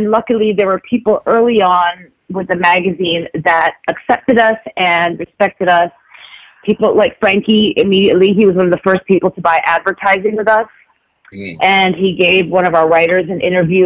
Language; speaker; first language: English; non-native, local second language; Filipino